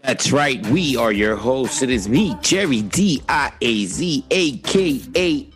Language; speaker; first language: English; early bilingual, other home language; Spanish